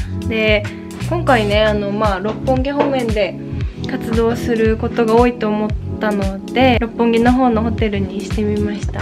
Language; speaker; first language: Japanese; native; Japanese